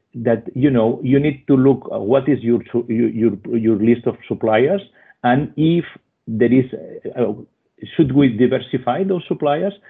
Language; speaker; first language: English; non-native, fluent; Spanish